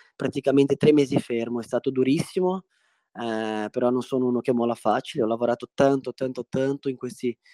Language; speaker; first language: Italian; non-native, fluent; Portuguese